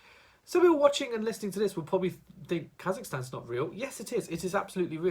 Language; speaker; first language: English; native; English